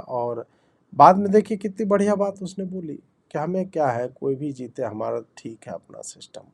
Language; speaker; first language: Hindi; native; Hindi